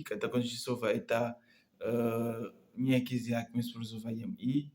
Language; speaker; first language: Russian; non-native, learner; Comorian